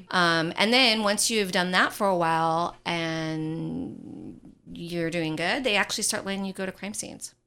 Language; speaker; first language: English; native; English